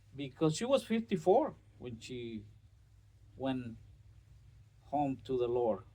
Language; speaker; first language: English; non-native, fluent; Spanish